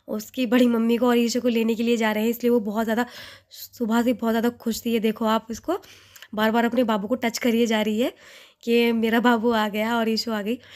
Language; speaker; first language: Hindi; native; Hindi